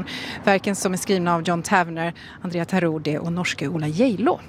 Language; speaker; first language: Swedish; native; Swedish